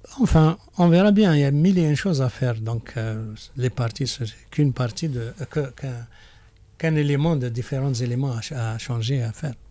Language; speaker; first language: French; non-native, local second language; Arabic